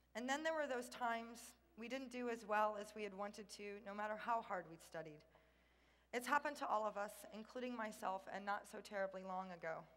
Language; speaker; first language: English; native; English